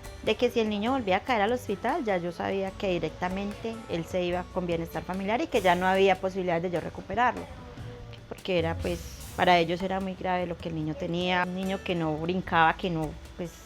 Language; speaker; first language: Spanish; native; Spanish